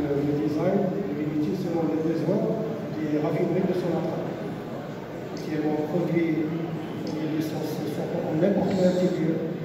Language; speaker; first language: French; non-native, local second language; Arabic